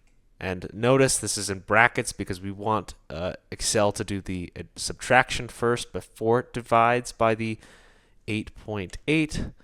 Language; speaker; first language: English; native; English